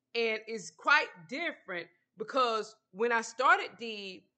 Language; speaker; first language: English; native; English